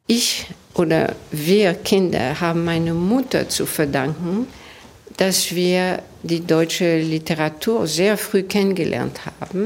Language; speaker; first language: German; early bilingual, heritage; German